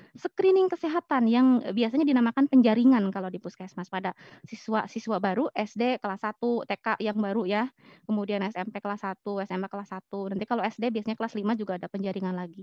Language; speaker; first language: Indonesian; native; Indonesian